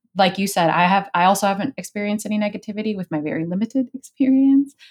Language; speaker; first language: English; native; English